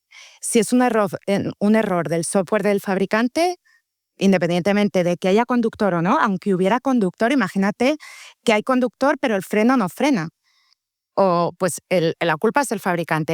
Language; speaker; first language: Spanish; native; Spanish